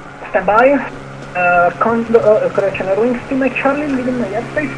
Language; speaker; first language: English; non-native, fluent; Italian